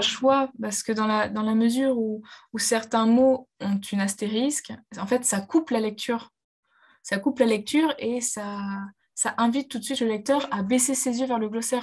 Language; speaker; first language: French; native; French